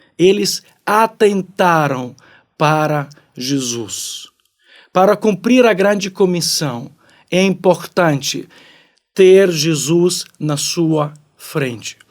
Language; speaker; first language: Portuguese; non-native, fluent; Ukrainian